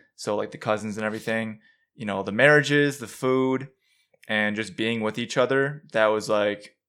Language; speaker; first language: English; early bilingual, other home language; Urdu